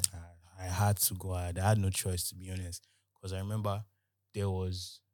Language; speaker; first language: English; non-native, local second language; Yoruba